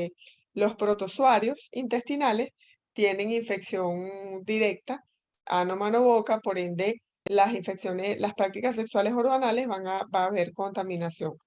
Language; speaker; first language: Spanish; native; Spanish